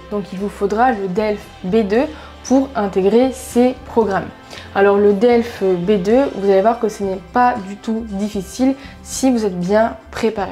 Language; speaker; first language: French; native; French